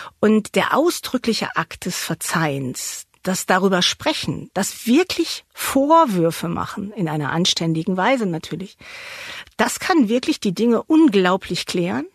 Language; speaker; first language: German; native; German